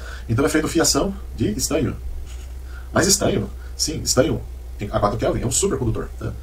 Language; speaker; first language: Portuguese; native; Portuguese